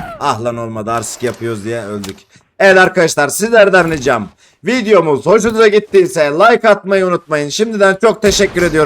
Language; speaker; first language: Turkish; native; Turkish